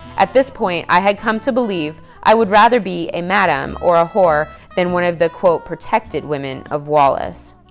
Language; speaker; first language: English; native; English